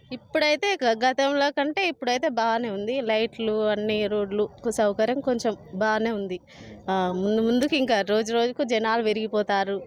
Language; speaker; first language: Telugu; native; Telugu